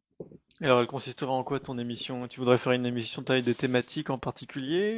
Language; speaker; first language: French; native; French